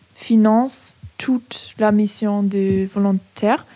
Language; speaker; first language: French; non-native, fluent; German